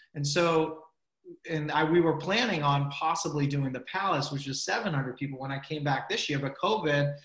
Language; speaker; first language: English; native; English